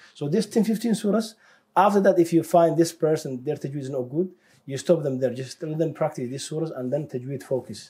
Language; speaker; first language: English; non-native, fluent; Somali